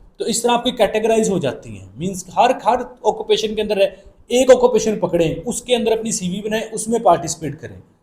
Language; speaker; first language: Urdu; non-native, local second language; Punjabi